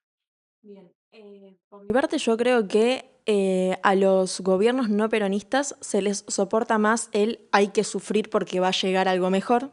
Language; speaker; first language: Spanish; native; Spanish